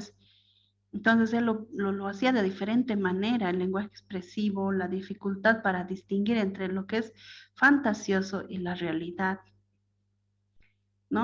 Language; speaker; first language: Spanish; native; Spanish